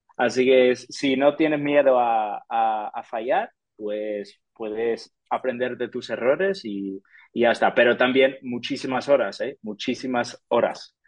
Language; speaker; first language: Spanish; non-native, fluent; English